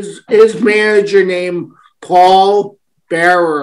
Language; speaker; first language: English; native; English